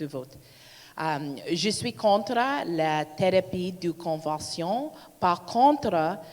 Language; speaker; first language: French; non-native, learner; English